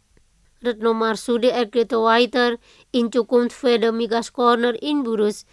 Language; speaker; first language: German; non-native, fluent; Indonesian